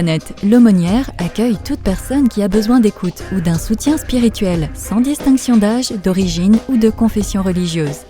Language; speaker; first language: French; native; French